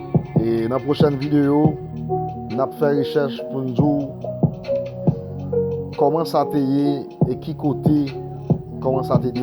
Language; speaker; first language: French; non-native, learner; Haitian Creole